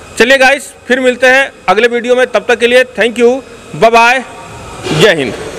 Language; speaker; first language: Hindi; native; Hindi